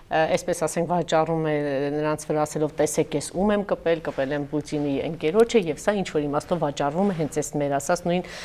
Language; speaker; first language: Armenian; native; Armenian